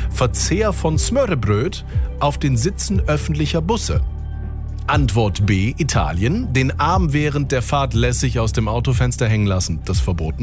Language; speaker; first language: German; native; German